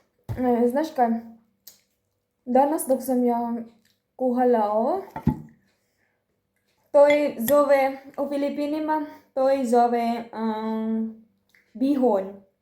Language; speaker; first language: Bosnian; non-native, learner; Filipino